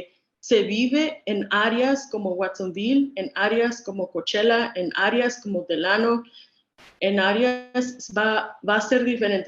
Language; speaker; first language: Spanish; early bilingual, other home language; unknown